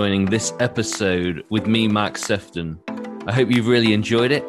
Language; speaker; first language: English; native; English